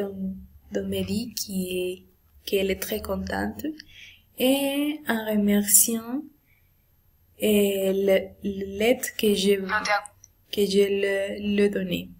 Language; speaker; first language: French; non-native, learner; Spanish